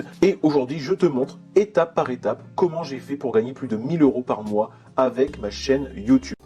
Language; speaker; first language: French; native; French